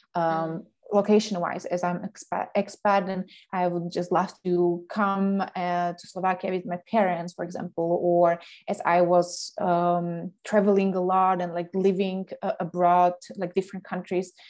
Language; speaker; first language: English; non-native, fluent; Slovak